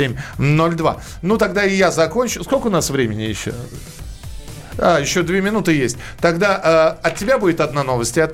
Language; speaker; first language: Russian; native; Russian